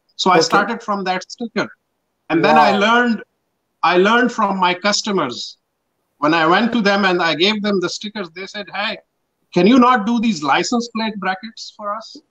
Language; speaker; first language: English; non-native, local second language; Pashto